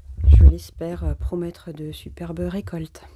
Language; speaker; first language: French; native; French